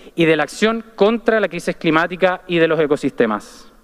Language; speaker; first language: Spanish; native; Spanish